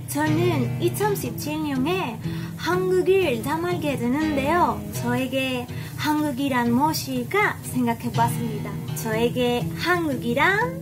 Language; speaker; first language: Korean; non-native, learner; Spanish